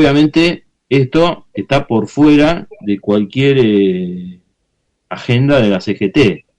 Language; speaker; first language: Spanish; native; Spanish